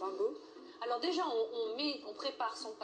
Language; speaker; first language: French; native; French